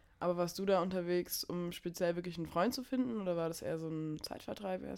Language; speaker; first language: German; native; German